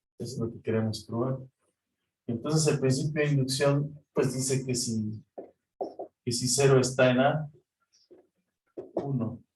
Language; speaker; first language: Spanish; native; Spanish